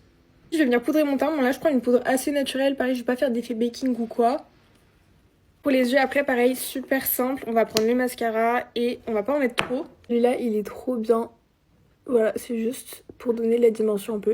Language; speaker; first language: French; native; French